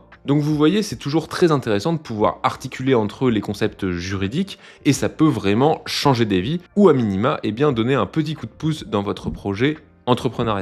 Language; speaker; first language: French; native; French